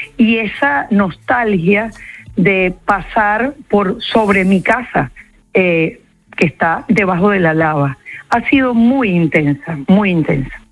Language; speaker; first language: Spanish; native; Spanish